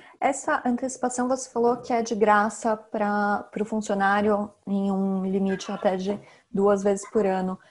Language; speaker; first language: Portuguese; native; Portuguese